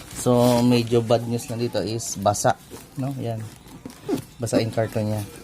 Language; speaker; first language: Filipino; non-native, local second language; Bikol